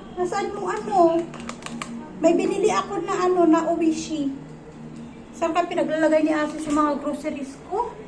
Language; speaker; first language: Filipino; native; Filipino